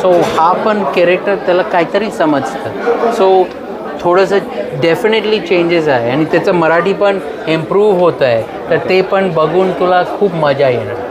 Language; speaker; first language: Marathi; non-native, fluent; English